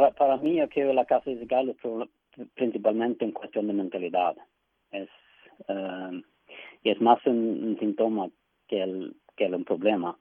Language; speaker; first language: Spanish; non-native, fluent; Swedish